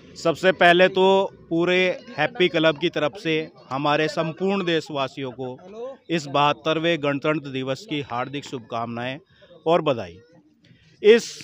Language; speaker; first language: Hindi; native; Hindi